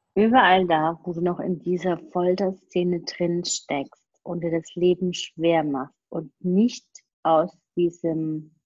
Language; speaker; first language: German; native; German